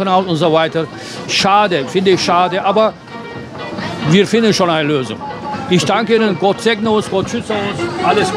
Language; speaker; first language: German; non-native, fluent; Turkish